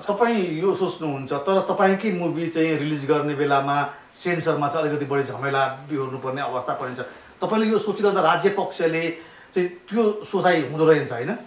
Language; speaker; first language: Nepali; native; Nepali